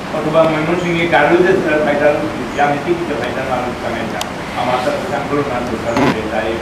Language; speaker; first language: Bangla; non-native, local second language; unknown